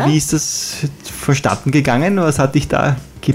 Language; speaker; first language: German; native; German